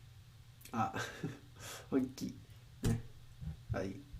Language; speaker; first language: Japanese; non-native, learner; Spanish